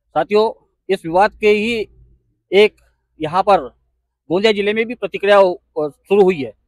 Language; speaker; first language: Hindi; non-native, local second language; Marathi